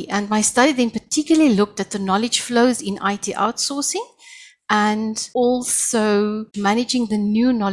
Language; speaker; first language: English; non-native, local second language; Afrikaans